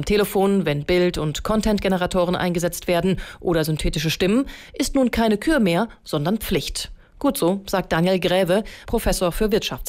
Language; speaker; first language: German; native; German